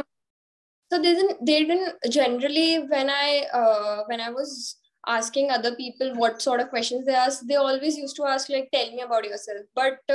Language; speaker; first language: English; non-native, local second language; Hindi